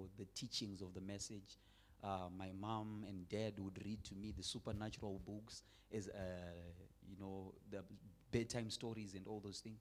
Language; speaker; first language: English; non-native, local second language; Shona